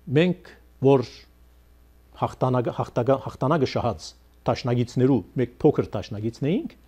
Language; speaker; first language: Armenian; early bilingual, heritage; Armenian